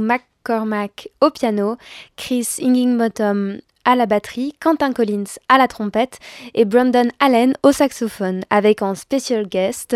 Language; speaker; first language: French; native; French